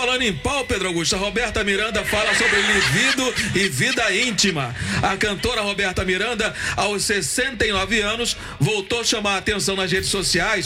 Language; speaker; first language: Portuguese; native; Portuguese